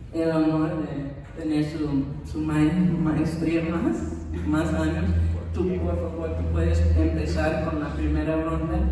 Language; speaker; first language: Spanish; non-native, fluent; English